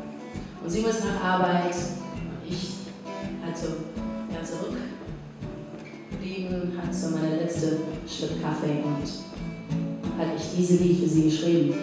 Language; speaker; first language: German; non-native, fluent; English